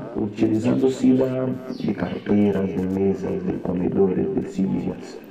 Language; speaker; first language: Spanish; non-native, learner; Portuguese